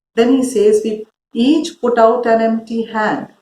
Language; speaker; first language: English; non-native, local second language; Hindi